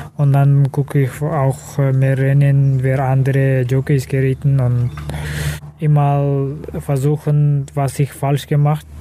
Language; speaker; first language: German; non-native, learner; Kazakh